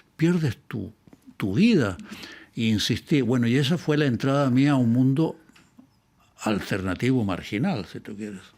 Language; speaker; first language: Spanish; native; Spanish